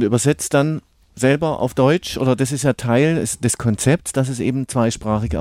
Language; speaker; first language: German; native; German